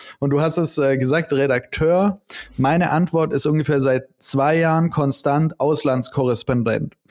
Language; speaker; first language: German; native; German